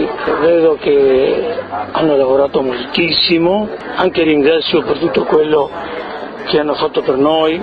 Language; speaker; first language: Italian; early bilingual, heritage; Italian